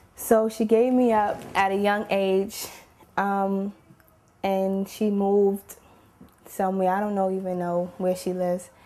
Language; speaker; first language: English; native; English